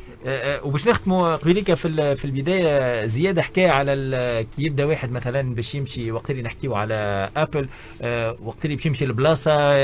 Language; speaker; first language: Arabic; native; Arabic